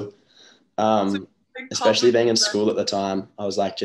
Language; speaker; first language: English; native; English